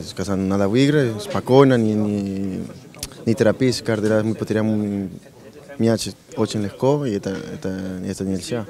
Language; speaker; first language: Russian; non-native, fluent; Spanish